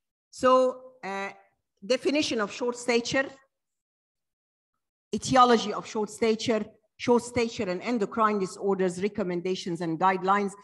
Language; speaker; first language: English; non-native, fluent; Arabic